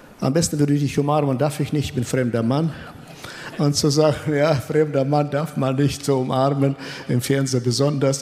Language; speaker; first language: German; non-native, fluent; Russian